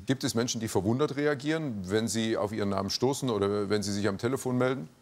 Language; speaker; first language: German; native; German